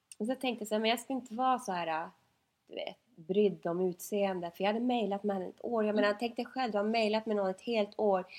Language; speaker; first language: Swedish; native; Swedish